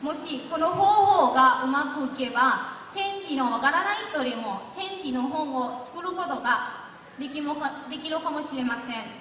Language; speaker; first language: Japanese; non-native, learner; Lao